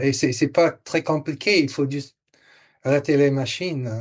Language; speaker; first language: French; non-native, fluent; English